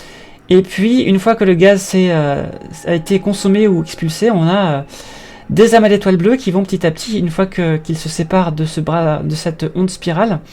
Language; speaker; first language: French; native; French